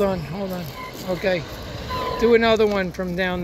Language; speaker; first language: English; native; English